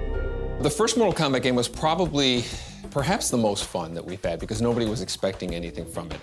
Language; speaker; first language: English; native; English